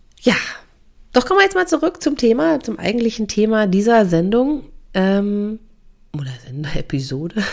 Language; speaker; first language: German; native; German